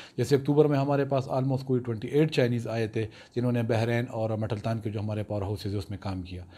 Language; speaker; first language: Urdu; non-native, local second language; Pashto